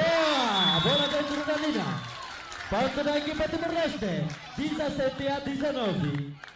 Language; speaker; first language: Portuguese; non-native, local second language; Tetum